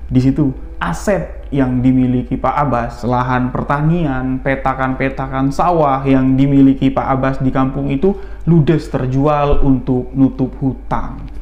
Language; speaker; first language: Indonesian; native; Indonesian